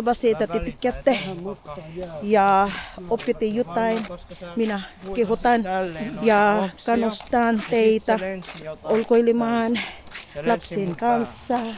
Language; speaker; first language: Finnish; non-native, learner; Filipino